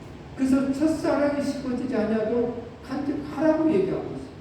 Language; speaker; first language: Korean; native; Korean